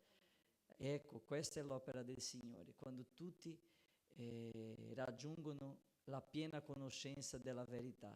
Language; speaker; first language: Italian; non-native, fluent; Portuguese